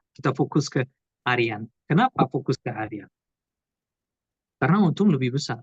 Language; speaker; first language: Indonesian; non-native, learner; Portuguese